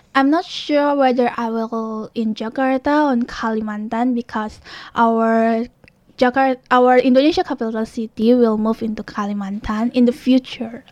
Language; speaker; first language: English; non-native, learner; Indonesian